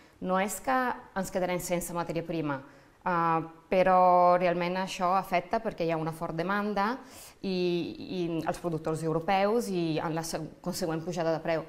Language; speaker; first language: Catalan; non-native, fluent; Italian